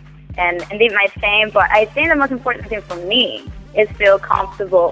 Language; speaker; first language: English; non-native, fluent; Spanish